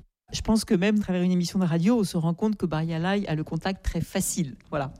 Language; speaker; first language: French; native; French